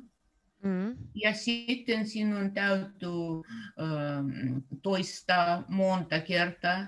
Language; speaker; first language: Finnish; non-native, learner; Russian